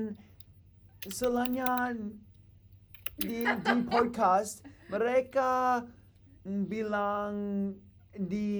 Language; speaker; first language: Indonesian; non-native, learner; English